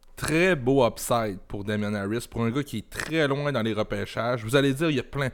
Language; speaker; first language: French; native; French